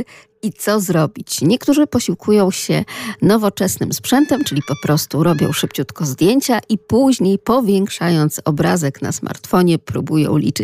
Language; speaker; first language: Polish; native; Polish